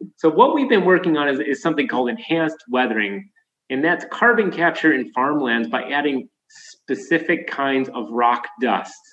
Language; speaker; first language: English; native; English